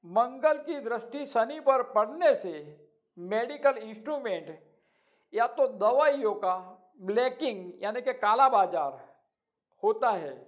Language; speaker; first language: Hindi; non-native, local second language; Gujarati